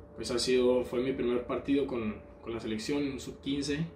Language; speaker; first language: Spanish; native; Spanish